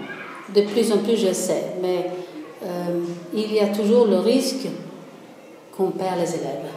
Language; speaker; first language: French; non-native, fluent; Swedish